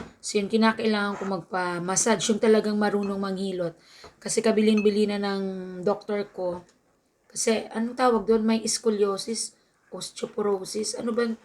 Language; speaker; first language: Filipino; native; Filipino